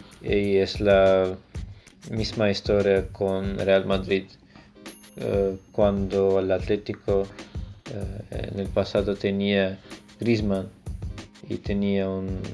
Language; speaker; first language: Spanish; non-native, learner; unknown